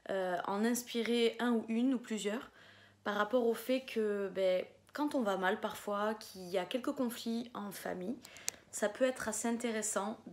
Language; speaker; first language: French; native; French